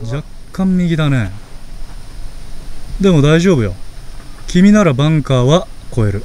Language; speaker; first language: Japanese; native; Japanese